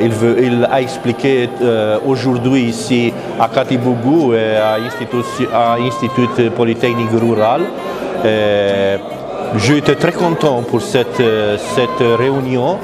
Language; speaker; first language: French; non-native, learner; Romanian